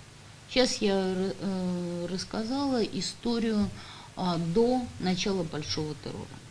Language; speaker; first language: Russian; native; Russian